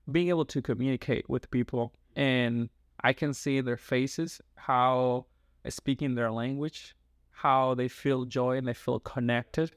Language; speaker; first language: English; non-native, fluent; Spanish